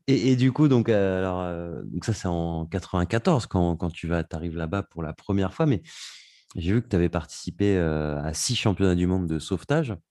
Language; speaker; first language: French; native; French